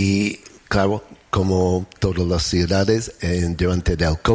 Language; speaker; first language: Spanish; non-native, learner; English